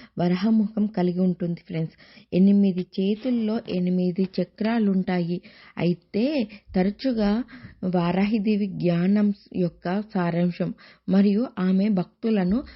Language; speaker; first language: Telugu; native; Telugu